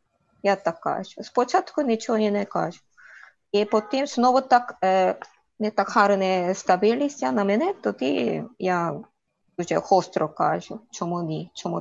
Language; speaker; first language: Ukrainian; non-native, learner; Korean